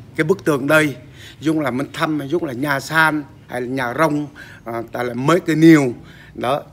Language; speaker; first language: Vietnamese; non-native, local second language; Jarai